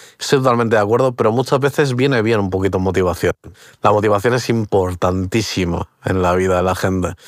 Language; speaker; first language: Spanish; early bilingual, other home language; Portuguese